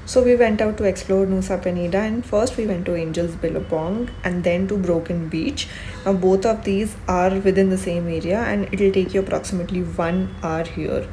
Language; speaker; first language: English; non-native, local second language; Hindi